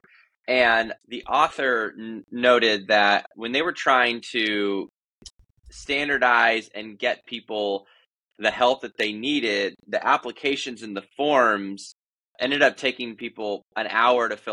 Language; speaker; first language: English; native; English